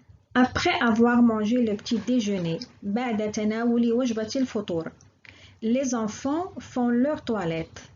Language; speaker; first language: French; non-native, local second language; Arabic